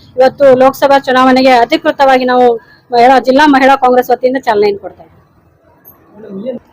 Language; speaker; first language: Kannada; native; Kannada